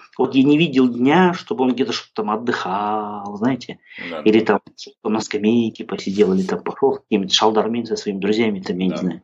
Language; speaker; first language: Russian; non-native, local second language; Kazakh